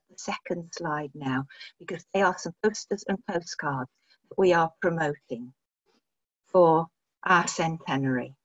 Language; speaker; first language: English; native; English